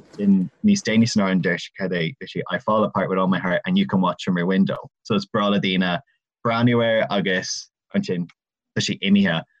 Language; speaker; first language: Irish; non-native, local second language; English